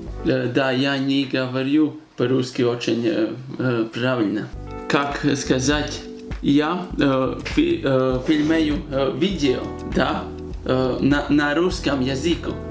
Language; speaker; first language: Russian; non-native, learner; Latvian